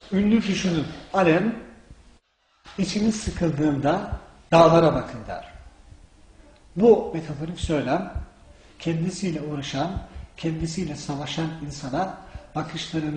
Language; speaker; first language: Turkish; native; Turkish